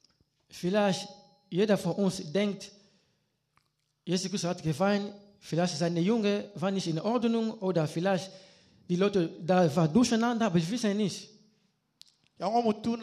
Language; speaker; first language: German; non-native, learner; Lingala